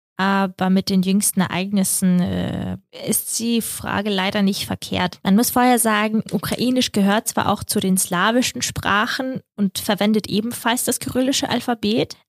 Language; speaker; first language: German; early bilingual, other home language; Russian